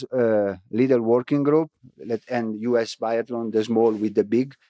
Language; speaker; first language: English; non-native, fluent; Italian